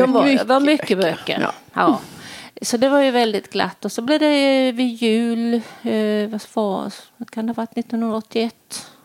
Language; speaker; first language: Swedish; native; Swedish